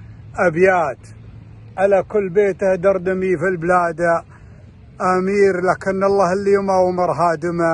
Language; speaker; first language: Arabic; native; Arabic